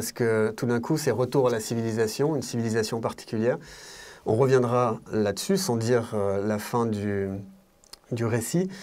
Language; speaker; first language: French; native; French